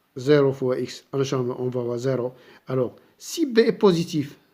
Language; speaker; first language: French; non-native, local second language; Arabic